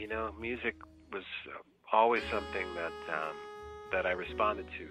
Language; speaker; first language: English; native; English